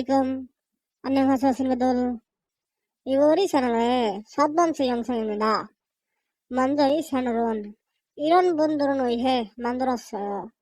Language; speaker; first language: Korean; non-native, fluent; Bangla